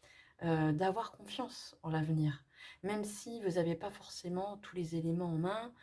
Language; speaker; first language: French; native; French